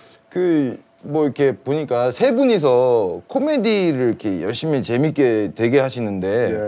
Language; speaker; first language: Korean; early bilingual, heritage; Korean